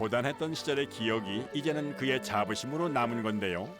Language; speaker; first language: Korean; native; Korean